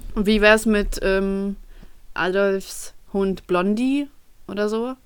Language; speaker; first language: German; early bilingual, other home language; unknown